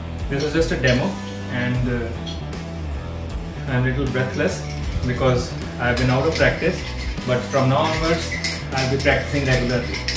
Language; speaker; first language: English; non-native, local second language; Hindi